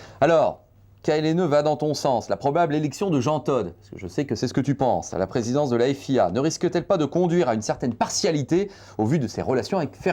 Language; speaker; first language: French; native; French